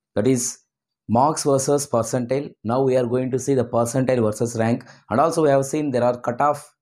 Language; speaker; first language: English; non-native, local second language; Telugu